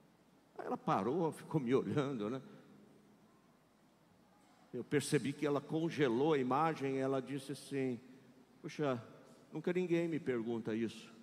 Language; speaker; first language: Portuguese; native; Portuguese